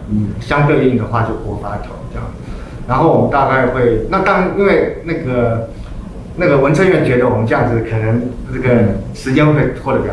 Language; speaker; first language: Chinese; native; Chinese